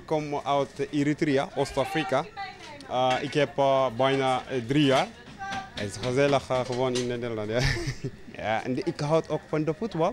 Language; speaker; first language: Dutch; non-native, learner; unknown